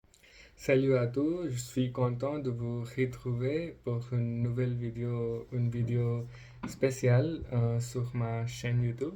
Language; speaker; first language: French; non-native, learner; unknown